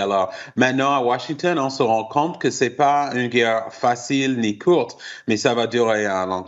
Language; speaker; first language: French; non-native, fluent; English